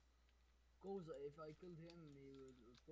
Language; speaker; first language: English; non-native, learner; Arabic